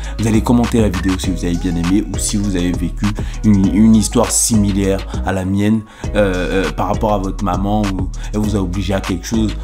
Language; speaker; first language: French; early bilingual, other home language; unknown